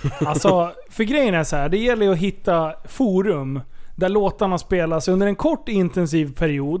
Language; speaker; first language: Swedish; native; Swedish